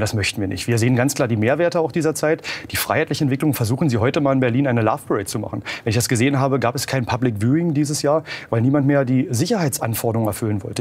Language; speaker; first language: German; native; German